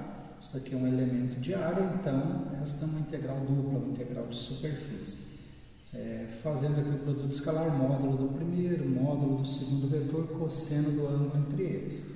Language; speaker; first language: Portuguese; native; Portuguese